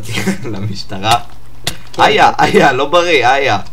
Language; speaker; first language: Hebrew; native; Hebrew